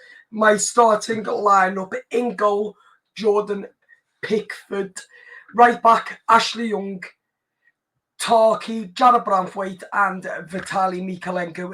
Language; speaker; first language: English; native; English